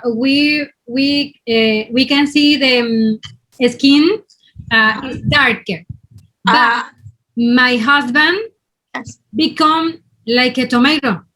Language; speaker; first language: English; non-native, learner; Spanish